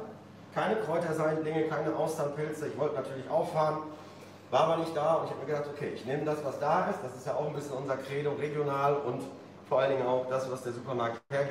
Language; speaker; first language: German; native; German